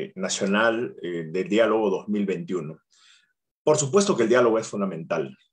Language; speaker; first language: Spanish; native; Spanish